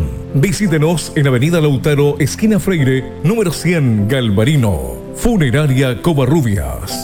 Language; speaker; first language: Spanish; native; Spanish